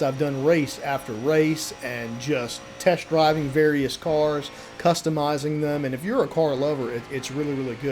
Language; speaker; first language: English; native; English